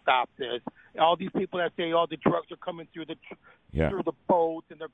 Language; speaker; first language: English; native; English